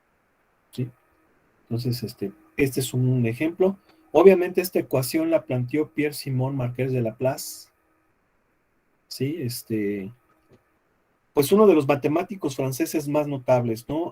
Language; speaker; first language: Spanish; native; Spanish